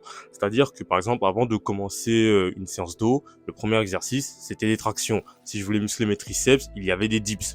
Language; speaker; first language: French; native; French